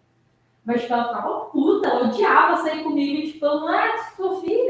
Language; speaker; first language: Portuguese; native; Portuguese